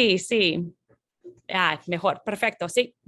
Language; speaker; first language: Spanish; non-native, fluent; English